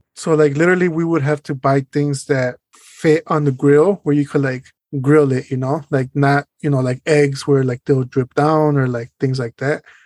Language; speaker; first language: English; early bilingual, other home language; Spanish